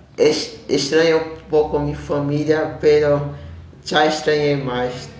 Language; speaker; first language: Spanish; non-native, learner; Portuguese